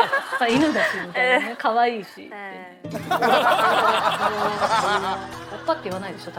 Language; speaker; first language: Japanese; native; Japanese